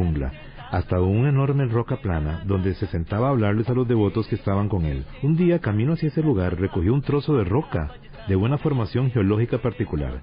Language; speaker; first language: Spanish; native; Spanish